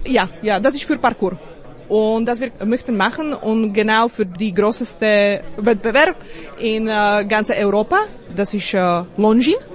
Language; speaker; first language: German; non-native, learner; Slovak